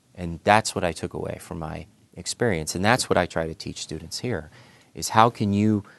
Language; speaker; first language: English; native; English